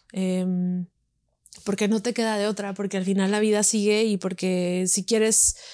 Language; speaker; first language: Spanish; native; Spanish